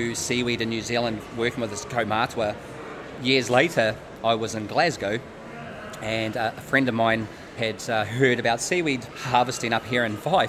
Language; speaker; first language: English; native; English